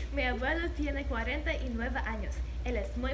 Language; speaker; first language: Spanish; non-native, learner; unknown